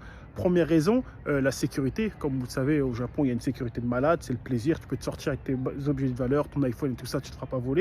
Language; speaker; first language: French; native; French